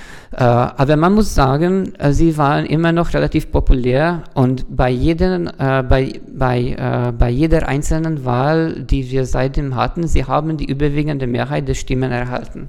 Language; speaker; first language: German; non-native, fluent; Hungarian